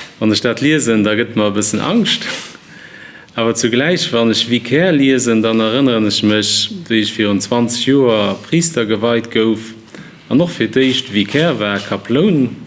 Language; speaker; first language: Luxembourgish; native; Luxembourgish